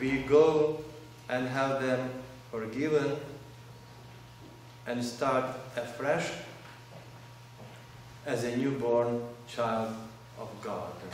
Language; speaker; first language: English; non-native, fluent; Russian